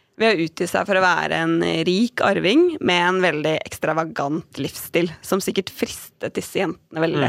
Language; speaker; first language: Norwegian; native; Norwegian